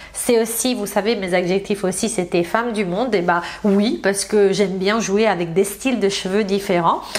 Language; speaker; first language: French; non-native, fluent; Italian